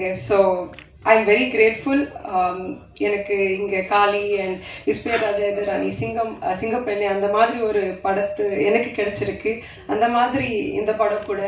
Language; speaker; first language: Tamil; non-native, local second language; Kannada